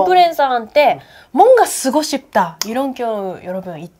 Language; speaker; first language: Korean; non-native, fluent; Japanese